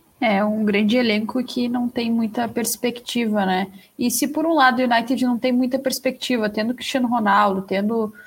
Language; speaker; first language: Portuguese; native; Portuguese